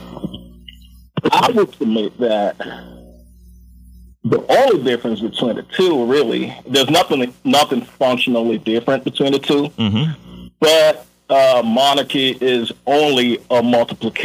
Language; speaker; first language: English; non-native, local second language; Yoruba